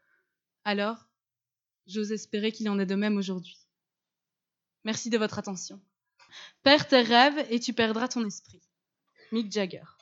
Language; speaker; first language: French; native; French